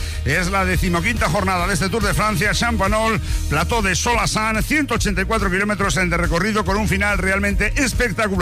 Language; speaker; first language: Spanish; native; Spanish